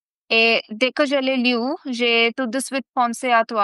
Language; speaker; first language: French; non-native, fluent; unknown